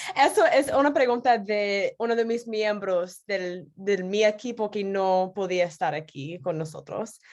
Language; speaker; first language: Spanish; non-native, learner; English